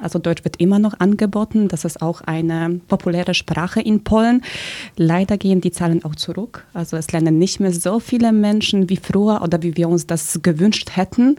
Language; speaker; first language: German; early bilingual, other home language; Polish